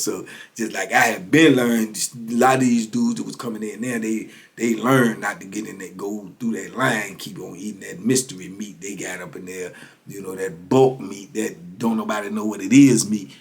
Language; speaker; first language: English; native; English